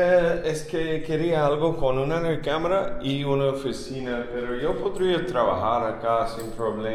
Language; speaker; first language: Spanish; non-native, learner; English